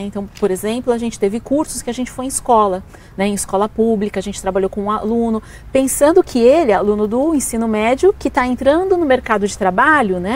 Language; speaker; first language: Portuguese; native; Portuguese